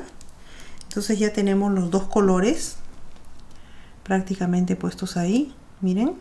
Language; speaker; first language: Spanish; native; Spanish